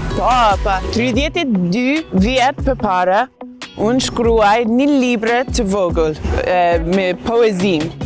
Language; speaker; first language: Albanian; non-native, learner; English